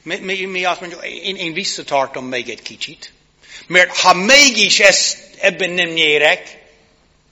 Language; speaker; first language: Hungarian; non-native, fluent; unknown